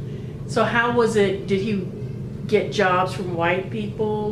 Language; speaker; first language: English; native; English